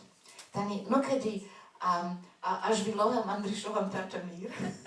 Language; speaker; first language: Albanian; non-native, fluent; German